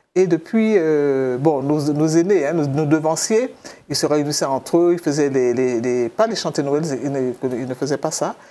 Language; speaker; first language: French; native; French